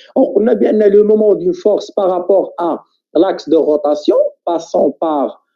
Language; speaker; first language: French; non-native, local second language; Arabic